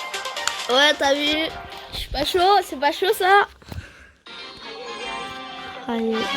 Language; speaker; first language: French; native; French